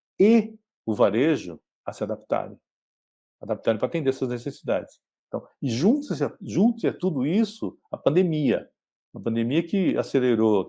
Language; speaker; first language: Portuguese; native; Portuguese